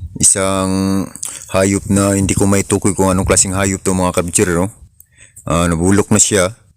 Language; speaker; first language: Filipino; non-native, local second language; Cebuano